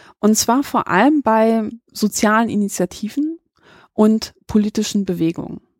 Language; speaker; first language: German; early bilingual, other home language; Polish